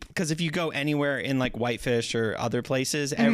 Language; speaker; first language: English; native; English